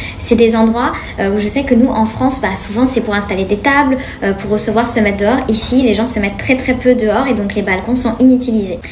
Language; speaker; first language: French; native; French